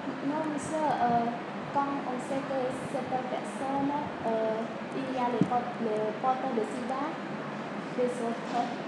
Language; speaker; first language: French; non-native, learner; Khmer